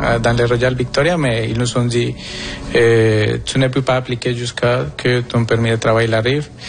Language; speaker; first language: French; non-native, fluent; Spanish